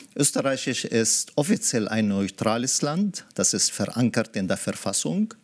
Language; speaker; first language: German; early bilingual, other home language; Arabic